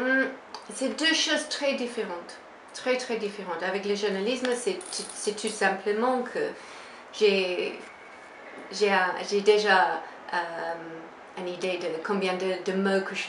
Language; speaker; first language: French; non-native, fluent; English